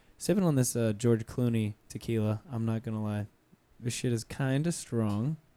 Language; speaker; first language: English; native; English